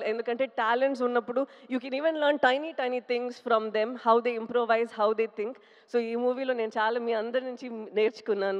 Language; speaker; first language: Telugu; non-native, local second language; Tamil